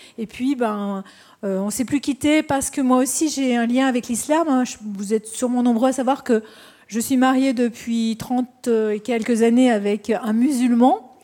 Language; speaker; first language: French; native; French